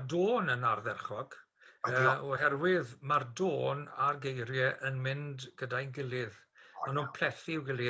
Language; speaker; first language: Welsh; native; Welsh